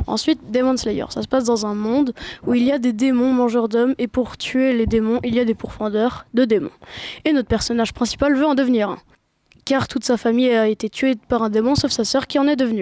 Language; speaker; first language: French; native; French